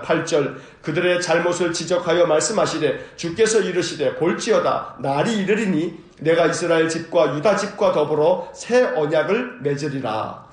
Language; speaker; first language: Korean; native; Korean